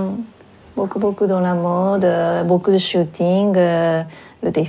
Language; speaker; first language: French; non-native, fluent; Japanese